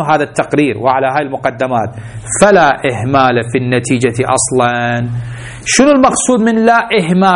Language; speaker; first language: Arabic; native; Arabic